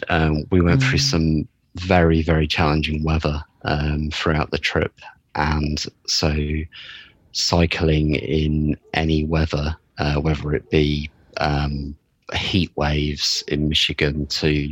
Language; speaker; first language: English; native; English